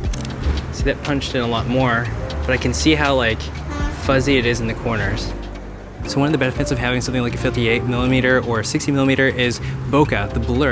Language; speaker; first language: English; native; English